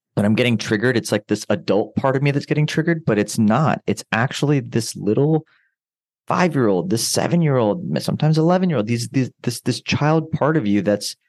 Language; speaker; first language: English; native; English